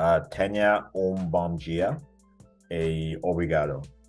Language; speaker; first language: Portuguese; non-native, learner; English